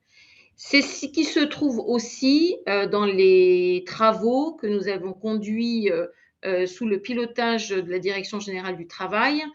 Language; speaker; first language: French; native; French